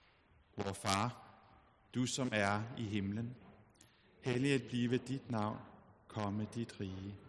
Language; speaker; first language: Danish; native; Danish